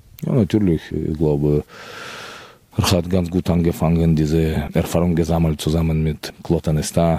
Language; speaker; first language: German; non-native, fluent; Russian